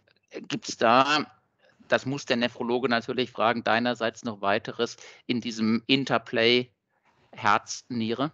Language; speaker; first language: German; native; German